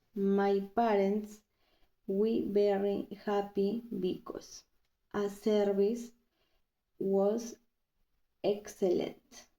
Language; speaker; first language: English; non-native, learner; Spanish